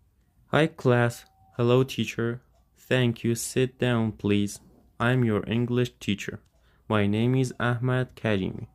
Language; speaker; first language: English; non-native, fluent; Persian